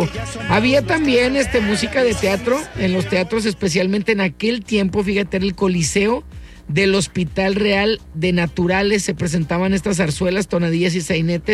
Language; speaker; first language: Spanish; native; Spanish